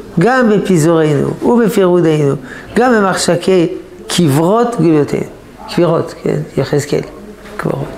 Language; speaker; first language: Hebrew; non-native, fluent; French